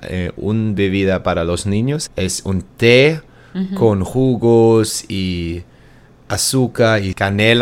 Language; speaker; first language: Spanish; non-native, learner; German